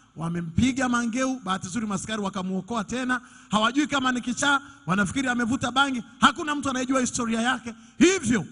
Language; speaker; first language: Swahili; non-native, local second language; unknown